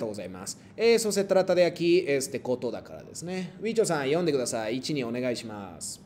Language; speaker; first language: Japanese; non-native, fluent; Spanish